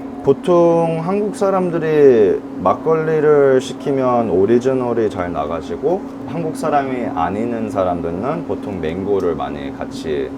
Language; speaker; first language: Korean; early bilingual, heritage; English